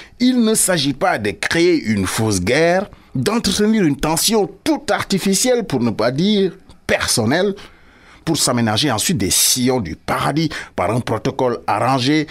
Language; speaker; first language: French; non-native, local second language; Wolof